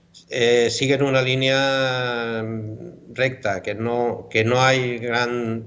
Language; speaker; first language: Spanish; native; Spanish